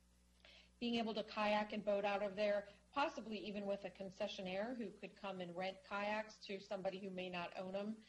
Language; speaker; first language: English; native; English